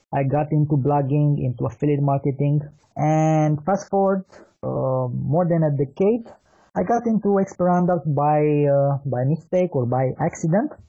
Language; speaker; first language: English; non-native, fluent; Romanian